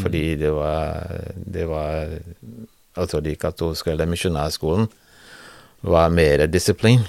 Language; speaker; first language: Norwegian; non-native, fluent; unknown